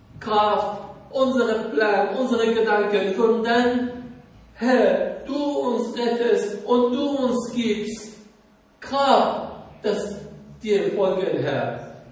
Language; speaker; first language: German; non-native, learner; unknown